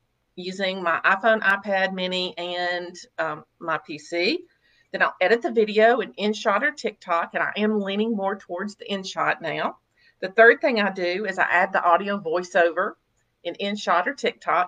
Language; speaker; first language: English; native; English